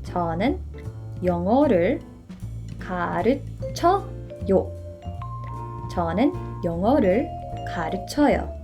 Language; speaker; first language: Korean; non-native, fluent; English